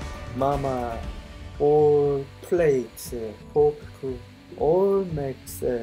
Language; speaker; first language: English; non-native, learner; Korean